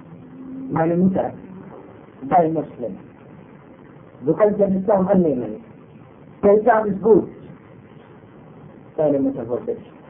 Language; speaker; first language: German; non-native, fluent; Arabic